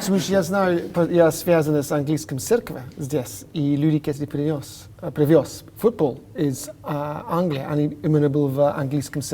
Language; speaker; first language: Russian; non-native, fluent; English